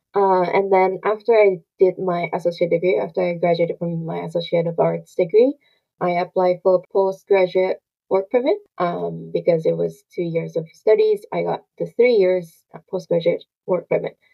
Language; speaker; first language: English; non-native, fluent; Japanese